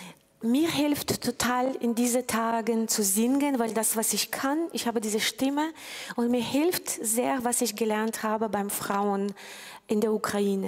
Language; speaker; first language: German; non-native, fluent; Ukrainian